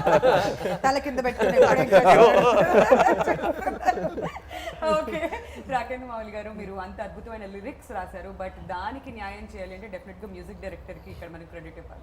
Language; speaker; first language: Telugu; native; Telugu